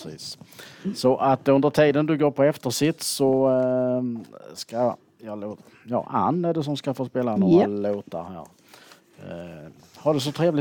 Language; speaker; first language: Swedish; native; Swedish